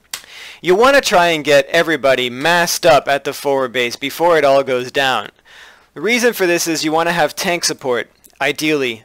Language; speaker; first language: English; native; English